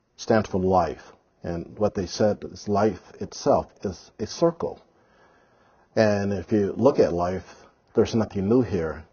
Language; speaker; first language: English; native; English